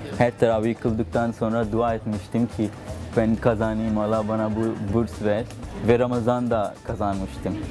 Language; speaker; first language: Turkish; non-native, fluent; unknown